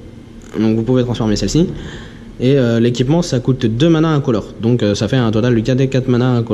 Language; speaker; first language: French; native; French